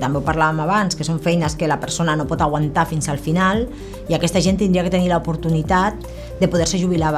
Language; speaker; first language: Catalan; native; Catalan